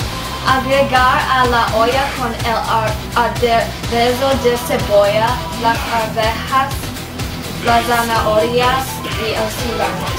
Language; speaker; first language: Spanish; non-native, learner; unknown